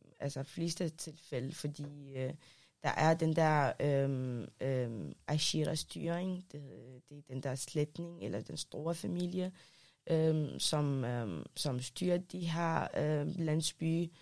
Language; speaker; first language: Danish; early bilingual, other home language; Arabic